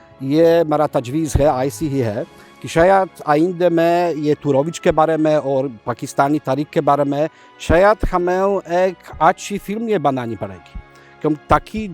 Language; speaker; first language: Hindi; non-native, fluent; Polish